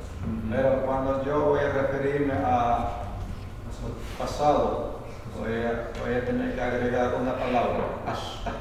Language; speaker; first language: Spanish; non-native, local second language; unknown